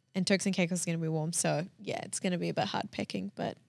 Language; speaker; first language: English; early bilingual, other home language; Hindi